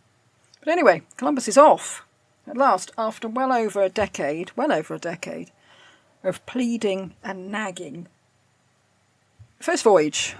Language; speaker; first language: English; native; English